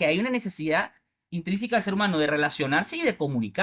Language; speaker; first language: Spanish; native; Spanish